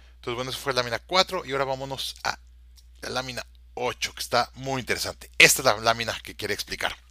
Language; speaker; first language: Spanish; native; Spanish